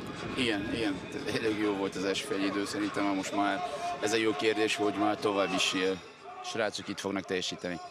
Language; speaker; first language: Hungarian; non-native, learner; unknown